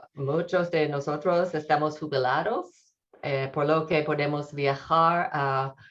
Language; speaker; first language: Spanish; non-native, learner; English